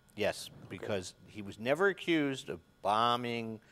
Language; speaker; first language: English; native; English